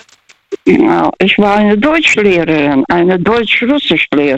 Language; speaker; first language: German; non-native, fluent; Russian